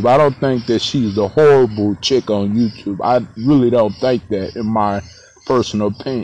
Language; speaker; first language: English; native; English